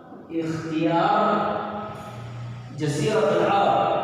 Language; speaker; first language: Arabic; non-native, fluent; Indonesian